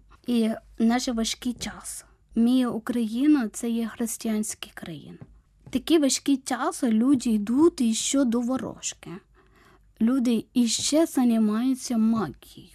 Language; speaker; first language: Ukrainian; non-native, learner; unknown